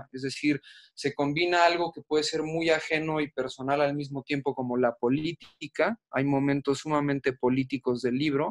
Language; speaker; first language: Spanish; native; Spanish